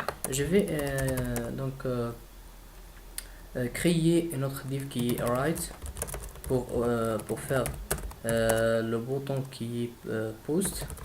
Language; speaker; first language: French; non-native, learner; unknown